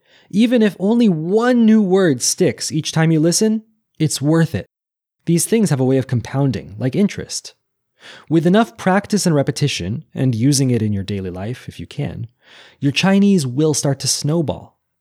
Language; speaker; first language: English; native; English